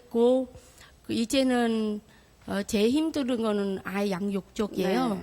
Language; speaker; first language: Korean; non-native, fluent; Vietnamese